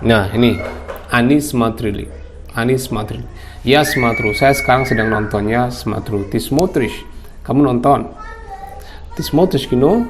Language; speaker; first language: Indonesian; non-native, local second language; Javanese